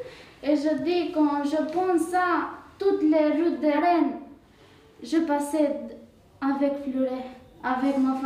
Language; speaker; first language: French; non-native, learner; Albanian